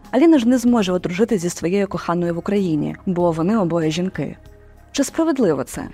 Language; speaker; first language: Ukrainian; native; Ukrainian